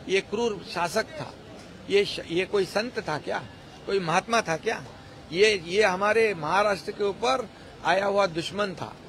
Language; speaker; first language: Hindi; non-native, local second language; Marathi